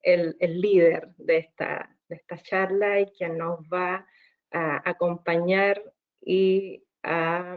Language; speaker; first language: Spanish; native; Spanish